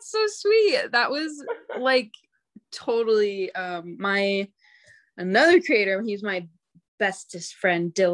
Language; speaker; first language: English; native; English